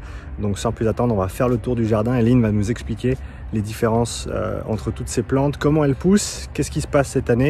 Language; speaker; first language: French; native; French